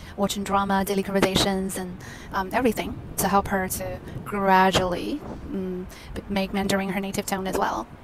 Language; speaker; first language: English; non-native, fluent; Chinese